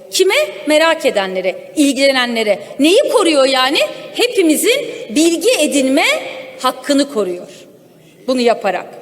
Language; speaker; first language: Turkish; non-native, local second language; Kurdish